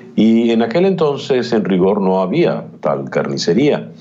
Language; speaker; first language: Spanish; native; Spanish